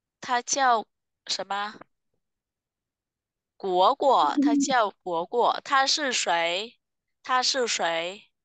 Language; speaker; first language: Chinese; non-native, fluent; Vietnamese